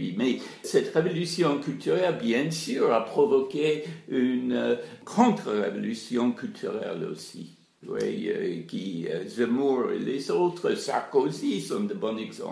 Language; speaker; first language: French; non-native, fluent; English